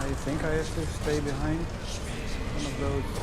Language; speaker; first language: English; non-native, fluent; Dutch